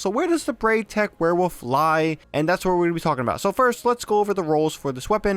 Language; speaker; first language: English; native; English